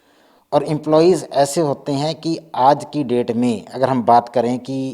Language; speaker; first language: Hindi; native; Hindi